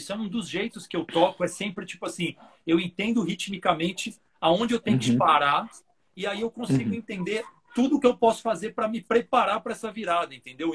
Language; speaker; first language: Portuguese; native; Portuguese